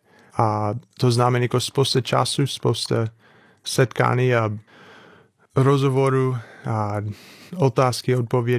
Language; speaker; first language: Czech; non-native, fluent; English